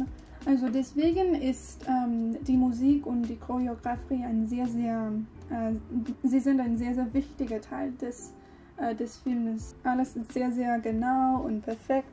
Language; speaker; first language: German; non-native, learner; English